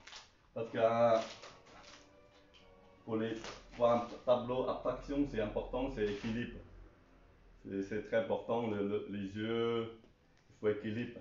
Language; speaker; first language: French; non-native, learner; Chinese